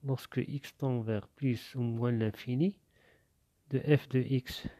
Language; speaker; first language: French; non-native, local second language; Arabic